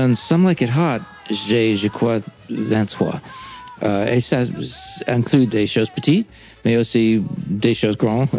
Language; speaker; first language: French; non-native, fluent; English